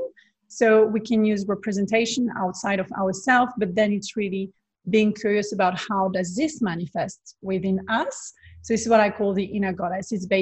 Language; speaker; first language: English; non-native, fluent; French